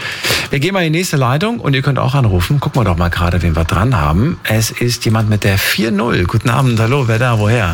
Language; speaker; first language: German; native; German